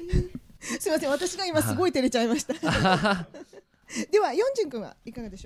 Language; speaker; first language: Japanese; native; Japanese